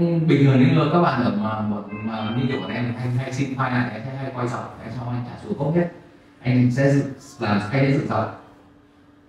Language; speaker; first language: Vietnamese; native; Vietnamese